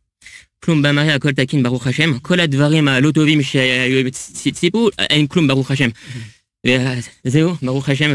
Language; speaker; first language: Hebrew; non-native, fluent; French